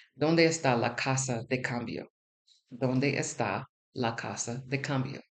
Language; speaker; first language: Spanish; non-native, learner; English